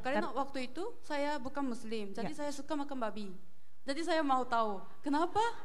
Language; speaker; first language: Indonesian; non-native, learner; Korean